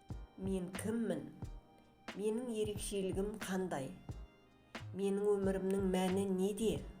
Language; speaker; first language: Kazakh; native; Kazakh